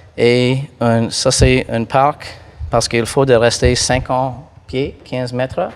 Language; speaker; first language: French; non-native, fluent; English